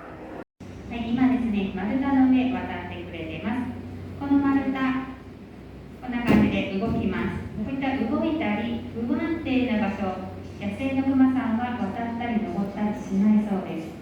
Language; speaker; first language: Japanese; native; Japanese